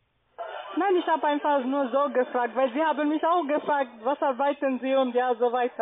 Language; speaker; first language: German; non-native, learner; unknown